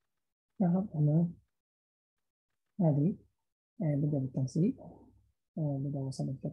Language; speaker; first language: Arabic; native; Arabic